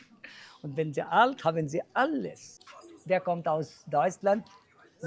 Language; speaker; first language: German; non-native, learner; Bangla